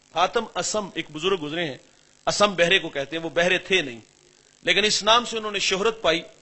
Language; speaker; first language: Urdu; non-native, local second language; Punjabi